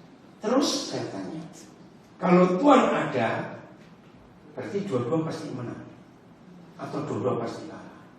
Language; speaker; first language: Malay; non-native, local second language; Javanese